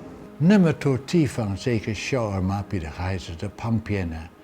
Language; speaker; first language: Chinese; non-native, fluent; Dutch